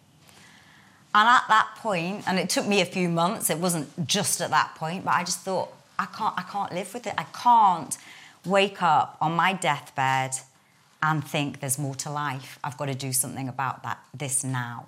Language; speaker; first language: English; native; English